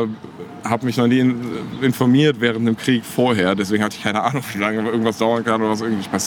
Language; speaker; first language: German; native; German